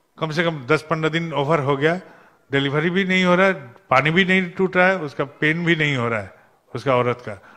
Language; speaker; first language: Hindi; non-native, local second language; Bangla